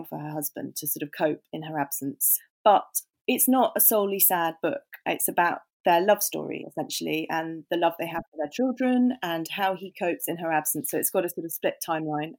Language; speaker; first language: English; native; English